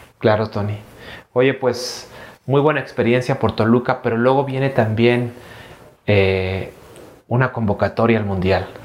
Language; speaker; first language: Spanish; native; Spanish